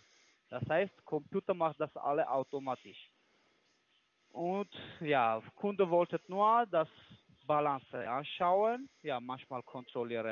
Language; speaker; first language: German; non-native, learner; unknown